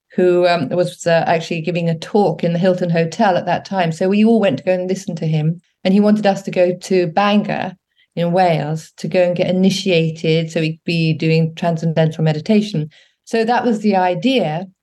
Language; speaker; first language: English; native; English